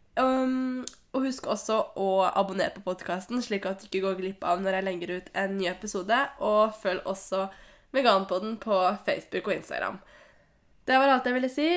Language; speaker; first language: Norwegian; native; Norwegian